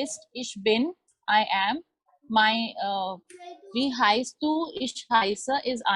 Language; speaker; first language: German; non-native, fluent; Hindi